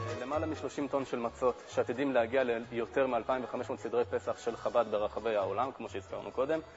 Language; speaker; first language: Hebrew; native; Hebrew